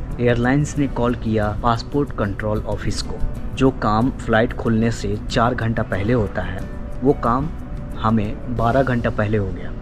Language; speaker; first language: Hindi; native; Hindi